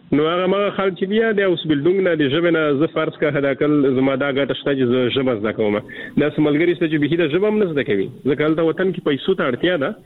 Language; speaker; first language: Pashto; native; Pashto